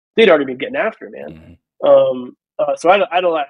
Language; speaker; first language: English; native; English